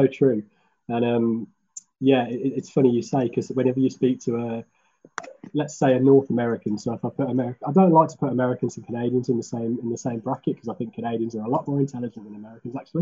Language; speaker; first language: English; native; English